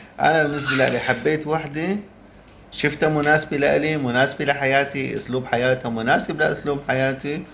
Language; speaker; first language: Arabic; native; Arabic